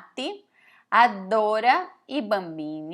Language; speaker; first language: Italian; non-native, fluent; Portuguese